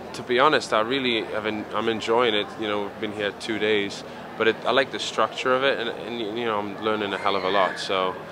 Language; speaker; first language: English; native; English